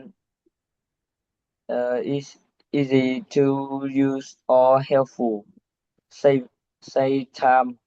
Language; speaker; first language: English; non-native, learner; Vietnamese